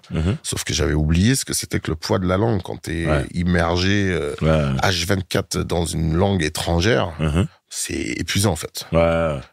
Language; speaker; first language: French; early bilingual, heritage; French